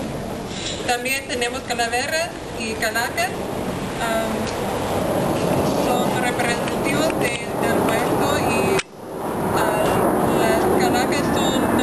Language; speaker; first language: Spanish; non-native, learner; English